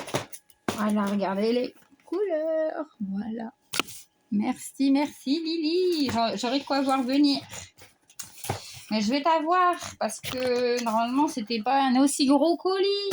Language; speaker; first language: French; native; French